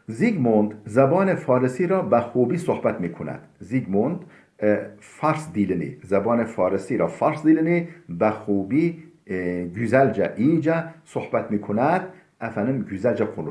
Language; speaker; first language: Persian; non-native, fluent; Turkish